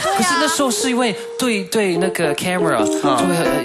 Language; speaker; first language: Chinese; early bilingual, heritage; Chinese